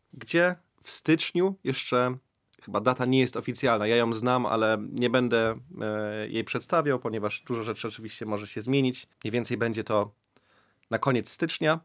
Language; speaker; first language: Polish; early bilingual, heritage; Polish